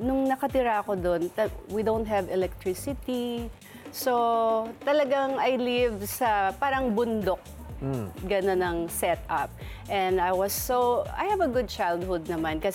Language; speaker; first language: Filipino; native; Filipino